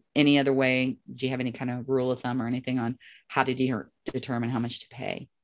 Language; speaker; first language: English; native; English